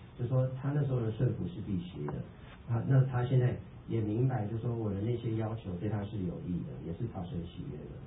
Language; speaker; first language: Chinese; early bilingual, heritage; Chinese